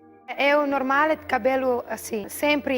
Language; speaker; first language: Portuguese; non-native, learner; Italian